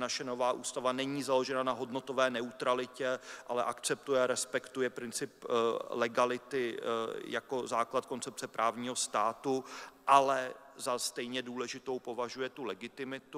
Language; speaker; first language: Czech; native; Czech